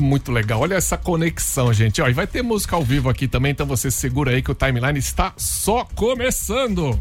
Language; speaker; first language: Portuguese; native; Portuguese